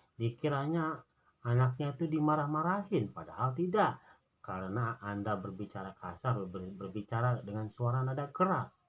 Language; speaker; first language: Indonesian; non-native, local second language; Sundanese